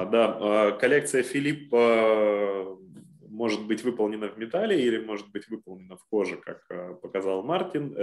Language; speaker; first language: Russian; native; Russian